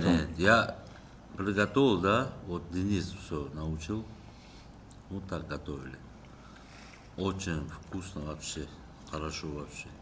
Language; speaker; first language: Russian; non-native, local second language; Uzbek